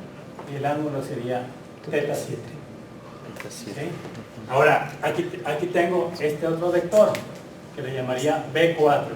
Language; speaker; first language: Spanish; native; Spanish